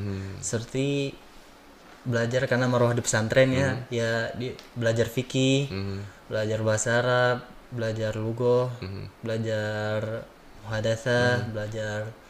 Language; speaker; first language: Indonesian; native; Indonesian